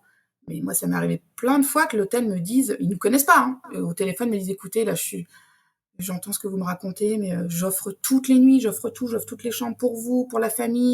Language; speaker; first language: French; native; French